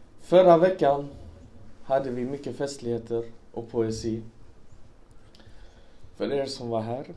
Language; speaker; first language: Swedish; early bilingual, other home language; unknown